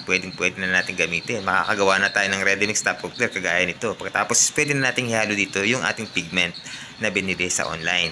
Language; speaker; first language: Filipino; native; Filipino